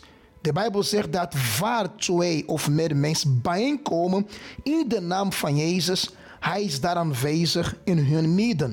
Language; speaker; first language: Dutch; non-native, fluent; Portuguese